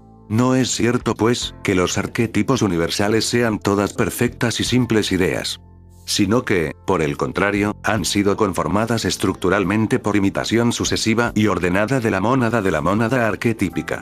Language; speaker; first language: Spanish; native; Spanish